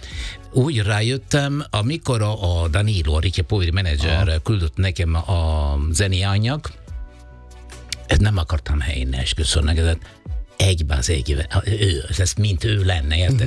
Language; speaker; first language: Hungarian; non-native, fluent; Italian